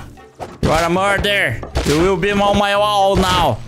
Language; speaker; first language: English; non-native, learner; Portuguese